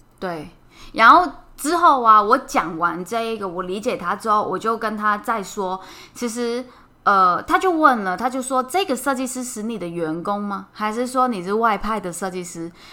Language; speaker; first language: Chinese; non-native, fluent; Cantonese